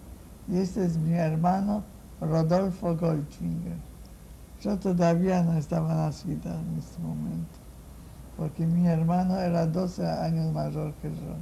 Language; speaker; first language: Spanish; non-native, fluent; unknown